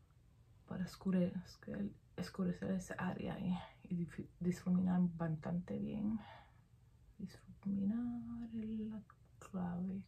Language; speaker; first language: Spanish; early bilingual, heritage; Spanish